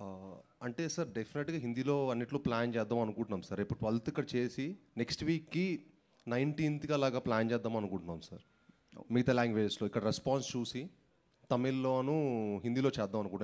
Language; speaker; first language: Telugu; native; Telugu